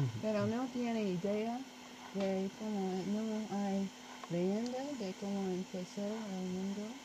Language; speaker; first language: Spanish; non-native, learner; English